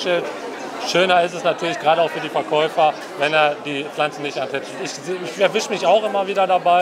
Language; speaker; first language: German; native; German